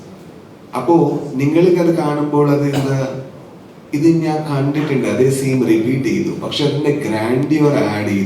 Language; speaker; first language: Malayalam; non-native, learner; Kannada